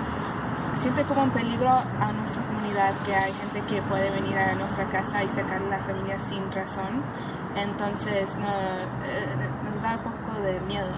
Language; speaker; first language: Spanish; early bilingual, other home language; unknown